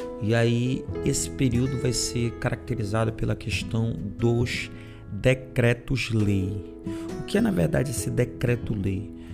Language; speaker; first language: Portuguese; native; Portuguese